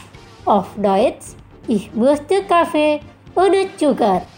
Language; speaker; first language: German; non-native, fluent; Indonesian